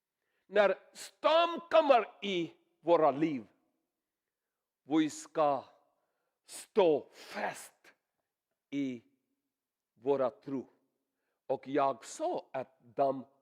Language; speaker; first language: Swedish; non-native, learner; Urdu